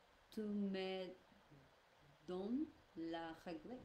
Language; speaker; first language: French; non-native, learner; English